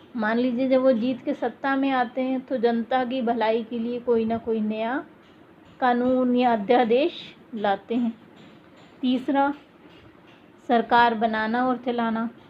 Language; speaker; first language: Hindi; native; Hindi